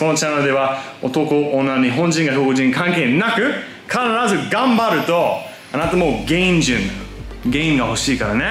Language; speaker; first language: Japanese; non-native, fluent; English